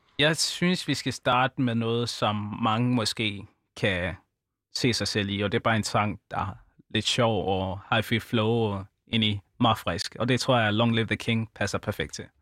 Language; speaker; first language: Danish; early bilingual, other home language; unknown